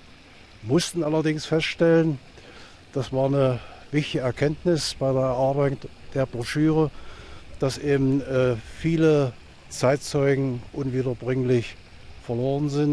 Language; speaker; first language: German; native; German